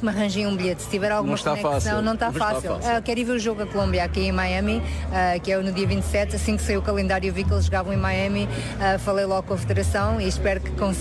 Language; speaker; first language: Portuguese; native; Portuguese